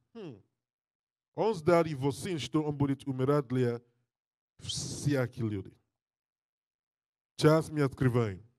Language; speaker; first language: Russian; non-native, learner; English